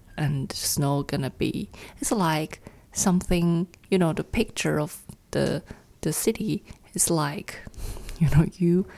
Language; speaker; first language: English; non-native, fluent; Chinese